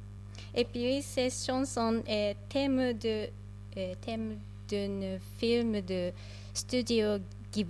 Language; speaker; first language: French; non-native, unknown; Japanese